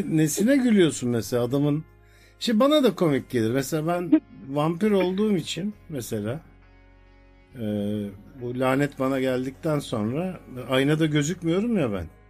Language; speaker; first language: Turkish; native; Turkish